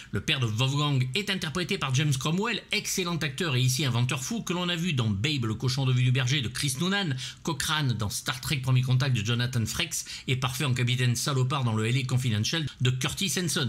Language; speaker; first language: French; native; French